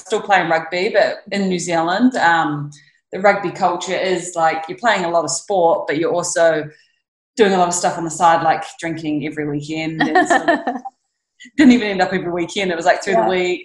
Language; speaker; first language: English; native; English